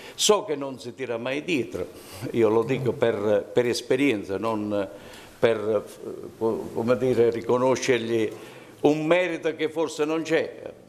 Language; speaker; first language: Italian; native; Italian